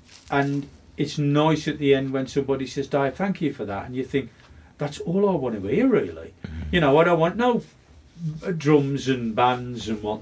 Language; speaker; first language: English; native; English